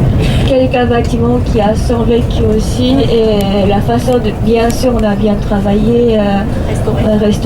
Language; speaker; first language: French; non-native, fluent; Japanese